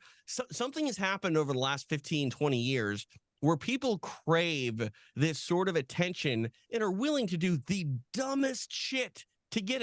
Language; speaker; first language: English; native; English